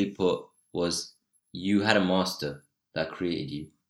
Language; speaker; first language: English; native; English